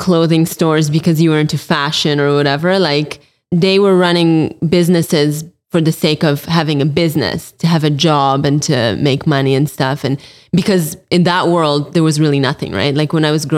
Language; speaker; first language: English; early bilingual, other home language; Polish